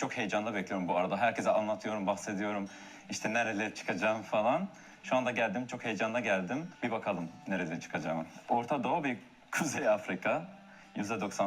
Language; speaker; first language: Turkish; non-native, fluent; Arabic